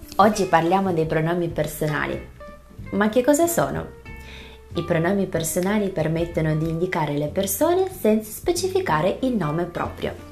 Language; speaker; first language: Italian; non-native, fluent; Russian